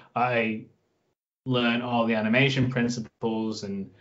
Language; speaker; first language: English; native; English